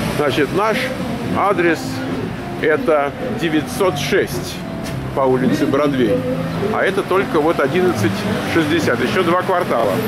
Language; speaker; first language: Russian; native; Russian